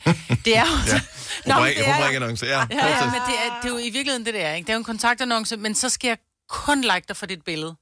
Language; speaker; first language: Danish; native; Danish